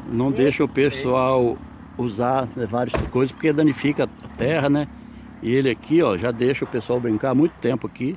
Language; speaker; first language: Portuguese; native; Portuguese